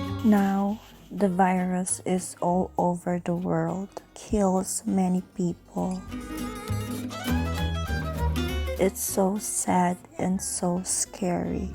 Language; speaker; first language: English; non-native, learner; Filipino